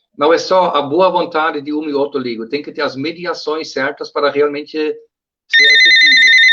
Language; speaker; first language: Portuguese; non-native, fluent; German